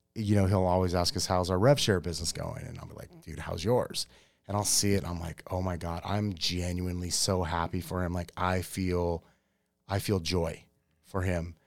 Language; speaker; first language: English; native; English